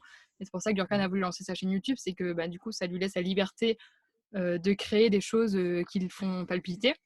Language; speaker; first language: French; native; French